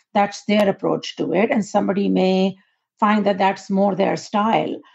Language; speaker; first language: English; non-native, local second language; Urdu